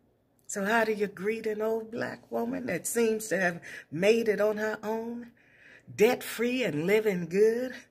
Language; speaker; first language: English; native; English